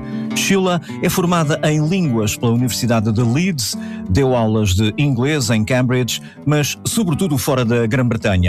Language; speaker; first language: Portuguese; native; Portuguese